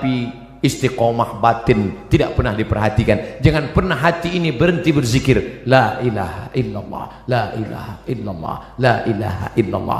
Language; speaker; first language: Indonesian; native; Indonesian